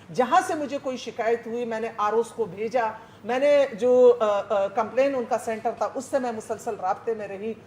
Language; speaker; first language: Urdu; non-native, local second language; Pashto